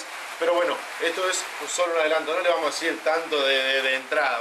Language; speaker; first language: Spanish; native; Spanish